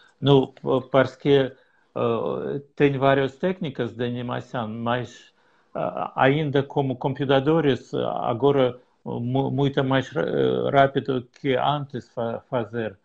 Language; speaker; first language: Portuguese; non-native, learner; Russian